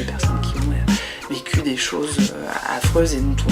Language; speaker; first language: French; native; French